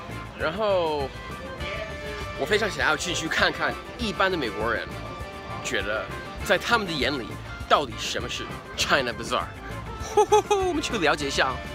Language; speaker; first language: Chinese; non-native, fluent; English